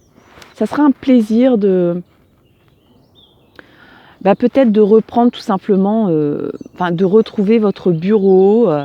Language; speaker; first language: French; native; French